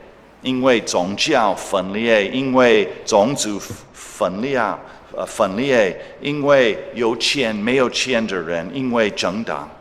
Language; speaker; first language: Chinese; non-native, fluent; English